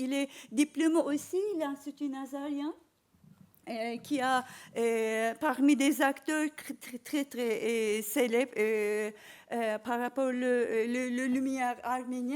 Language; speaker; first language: French; non-native, learner; Turkish